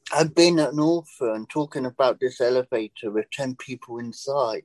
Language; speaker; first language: English; native; English